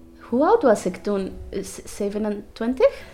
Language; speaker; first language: Dutch; non-native, learner; Spanish